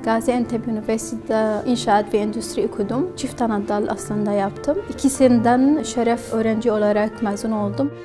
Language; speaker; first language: Turkish; non-native, fluent; Arabic